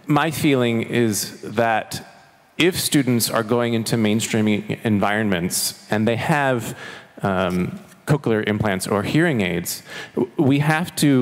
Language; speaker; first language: English; non-native, fluent; Chinese